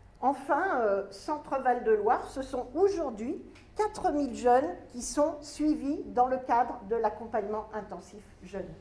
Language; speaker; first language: French; native; French